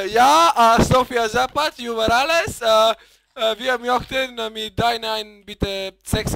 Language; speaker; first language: German; non-native, learner; Bulgarian